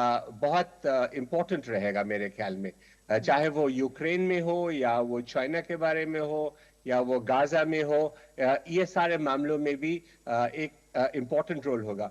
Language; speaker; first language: Hindi; native; Hindi